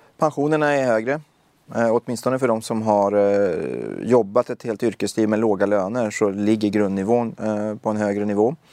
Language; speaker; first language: Swedish; early bilingual, other home language; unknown